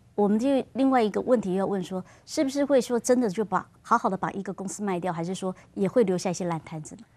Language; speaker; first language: Chinese; native; Chinese